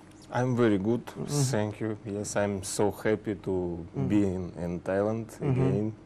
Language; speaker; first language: English; non-native, learner; Russian